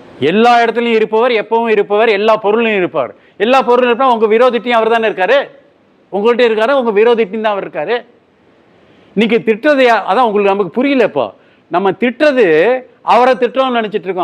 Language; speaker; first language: Tamil; native; Tamil